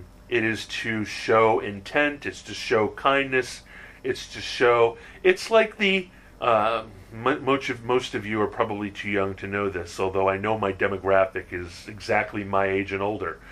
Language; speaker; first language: English; native; English